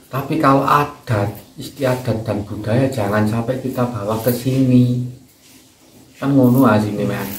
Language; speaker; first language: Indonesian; non-native, local second language; Javanese